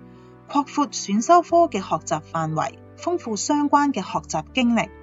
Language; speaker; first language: Chinese; non-native, local second language; Cantonese